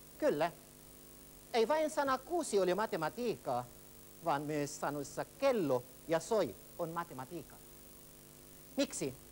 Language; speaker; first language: Finnish; non-native, fluent; Arabic